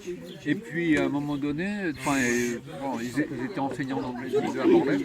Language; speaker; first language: French; native; French